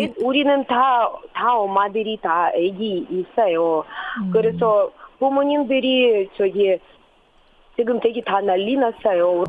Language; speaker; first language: Korean; non-native, learner; Russian